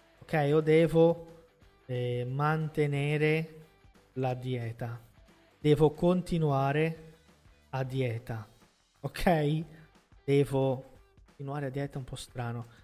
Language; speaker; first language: Italian; non-native, fluent; Portuguese